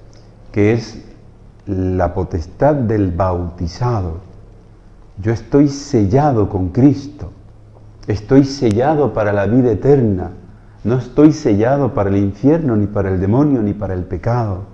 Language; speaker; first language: Spanish; native; Spanish